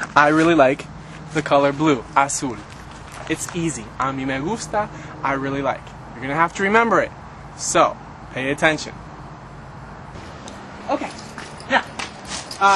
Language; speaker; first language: English; native; English